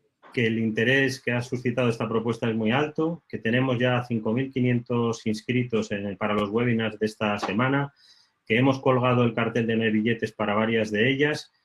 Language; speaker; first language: Spanish; native; Spanish